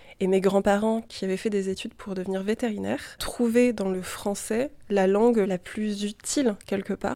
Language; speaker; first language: French; native; French